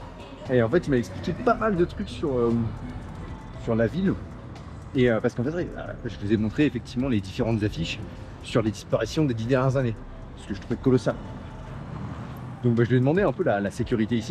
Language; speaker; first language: French; native; French